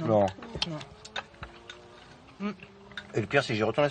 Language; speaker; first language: French; native; French